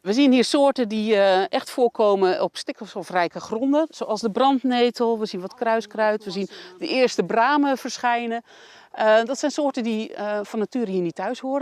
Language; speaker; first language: Dutch; native; Dutch